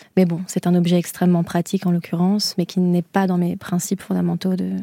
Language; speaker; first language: French; native; French